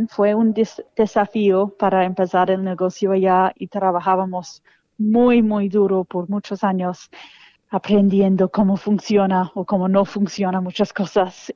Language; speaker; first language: Spanish; non-native, fluent; English